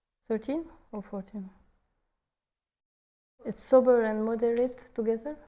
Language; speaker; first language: English; non-native, learner; French